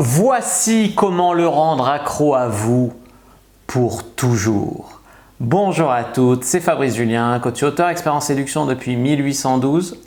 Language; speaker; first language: French; native; French